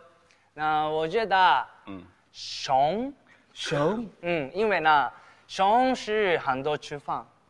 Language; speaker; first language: Chinese; non-native, learner; Japanese